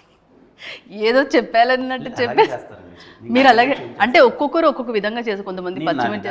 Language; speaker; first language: Telugu; native; Telugu